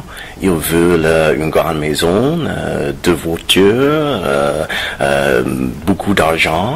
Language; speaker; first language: French; non-native, fluent; English